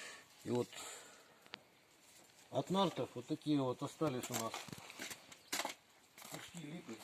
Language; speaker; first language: Russian; native; Russian